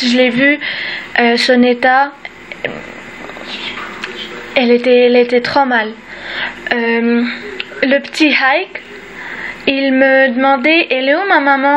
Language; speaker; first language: French; early bilingual, other home language; Armenian